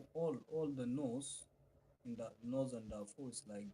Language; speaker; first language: English; non-native, fluent; Arabic